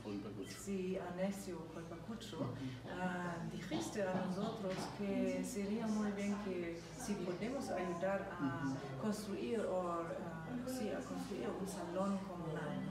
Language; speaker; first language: Spanish; non-native, learner; German